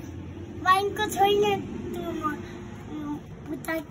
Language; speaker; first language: Nepali; early bilingual, heritage; Nepali